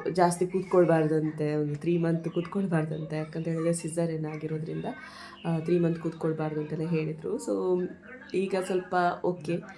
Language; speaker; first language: Kannada; non-native, local second language; Tulu